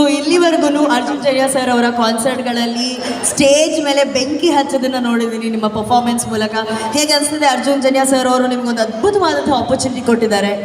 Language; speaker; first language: Kannada; non-native, local second language; Tulu